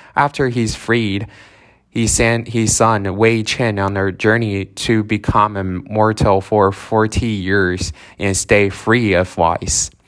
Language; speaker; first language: English; non-native, fluent; Chinese